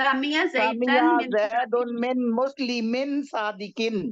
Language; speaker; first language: Arabic; non-native, learner; Urdu